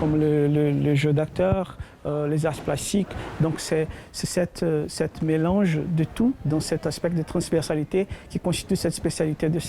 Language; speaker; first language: French; native; French